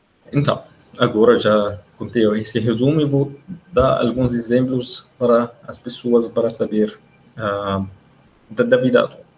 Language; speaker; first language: Portuguese; non-native, learner; Arabic